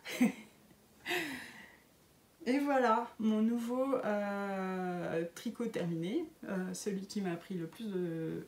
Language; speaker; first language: French; native; French